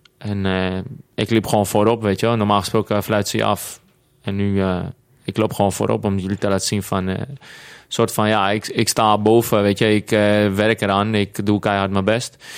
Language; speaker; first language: Dutch; non-native, fluent; Greek